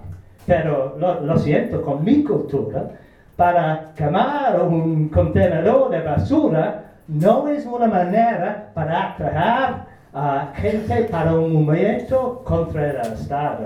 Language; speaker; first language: Spanish; non-native, learner; Turkish